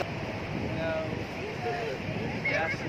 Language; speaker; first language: English; non-native, learner; Vietnamese